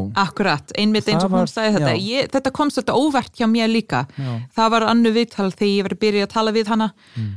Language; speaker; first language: Icelandic; non-native, fluent; English